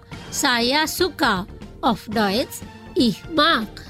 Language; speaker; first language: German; non-native, fluent; Indonesian